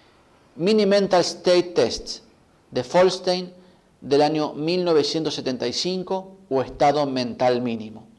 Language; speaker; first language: Spanish; native; Spanish